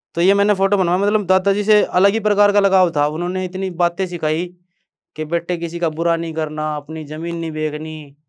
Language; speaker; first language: Hindi; native; Hindi